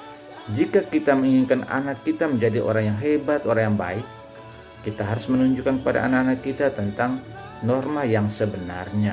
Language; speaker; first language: Indonesian; native; Indonesian